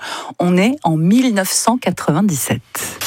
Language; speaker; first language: French; native; French